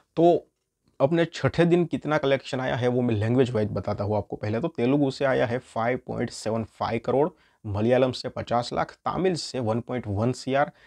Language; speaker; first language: Hindi; non-native, local second language; Gujarati